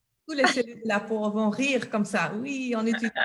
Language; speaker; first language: French; non-native, local second language; Dutch